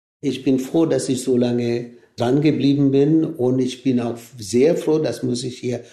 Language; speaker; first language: German; non-native, fluent; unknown